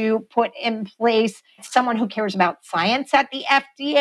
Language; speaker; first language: English; native; English